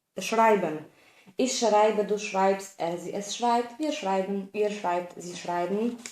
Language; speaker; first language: German; non-native, fluent; Polish